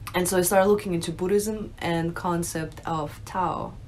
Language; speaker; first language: English; early bilingual, other home language; Russian